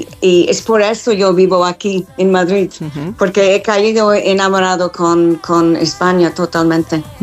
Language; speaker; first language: Spanish; non-native, fluent; English